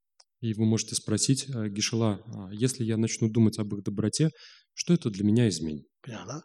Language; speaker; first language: Russian; native; Russian